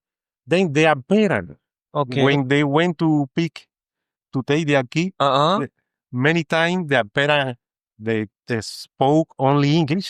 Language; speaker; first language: English; non-native, fluent; Spanish